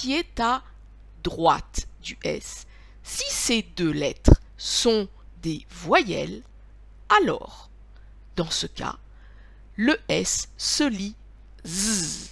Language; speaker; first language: French; native; French